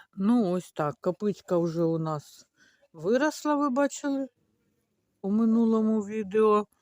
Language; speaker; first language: Ukrainian; native; Ukrainian